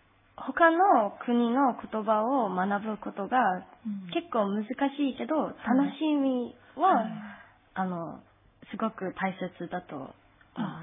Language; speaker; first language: Japanese; non-native, fluent; English